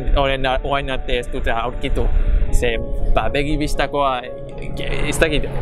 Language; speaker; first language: Basque; non-native, fluent; English